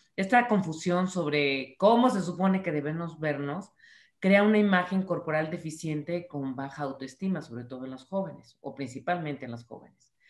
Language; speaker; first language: Spanish; native; Spanish